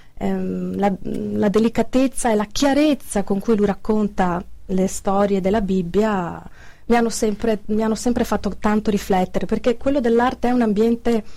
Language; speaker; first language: Italian; native; Italian